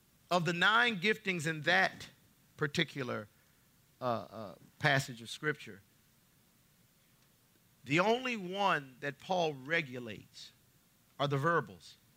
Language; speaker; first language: English; native; English